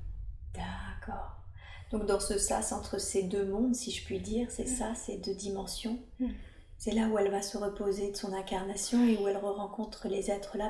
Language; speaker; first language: French; native; French